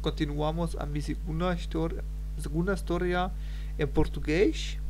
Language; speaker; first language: Spanish; non-native, learner; German